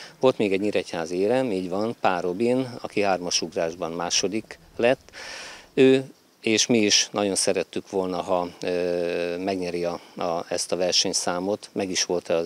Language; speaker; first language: Hungarian; native; Hungarian